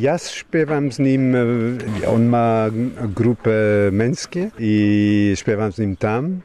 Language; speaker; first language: Polish; non-native, learner; English